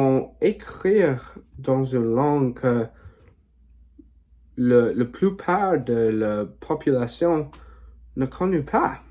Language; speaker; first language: French; non-native, learner; English